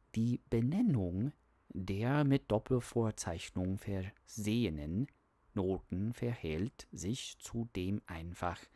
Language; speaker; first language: German; non-native, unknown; English